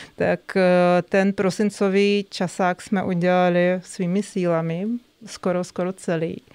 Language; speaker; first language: Czech; non-native, fluent; Russian